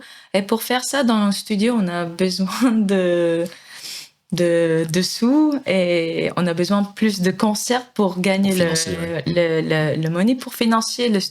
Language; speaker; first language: French; non-native, fluent; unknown